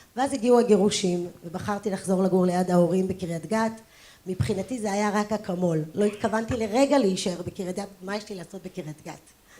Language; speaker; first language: Hebrew; native; Hebrew